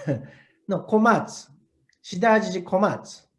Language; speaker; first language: Portuguese; non-native, learner; Japanese